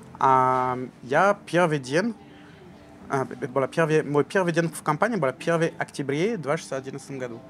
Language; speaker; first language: Russian; non-native, learner; French